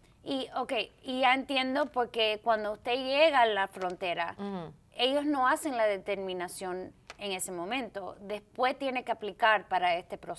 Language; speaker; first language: Spanish; early bilingual, heritage; Spanish